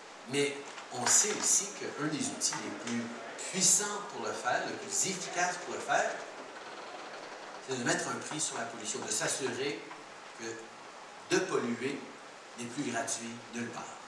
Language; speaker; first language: French; early bilingual, heritage; French